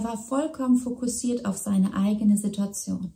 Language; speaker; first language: German; native; German